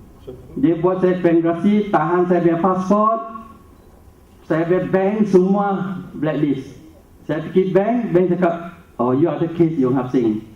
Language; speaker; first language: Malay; non-native, local second language; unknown